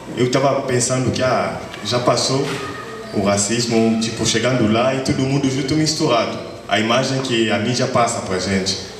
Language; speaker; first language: Portuguese; non-native, fluent; French